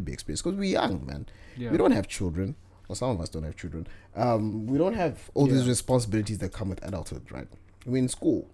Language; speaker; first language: English; non-native, local second language; Bemba